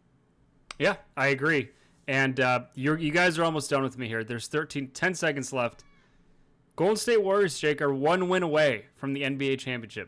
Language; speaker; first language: English; native; English